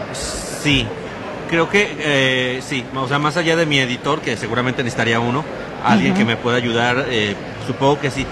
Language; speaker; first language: Spanish; native; Spanish